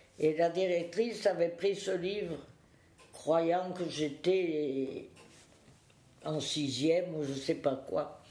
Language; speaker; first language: French; native; French